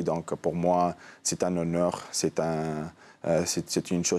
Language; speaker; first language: French; non-native, local second language; Arabic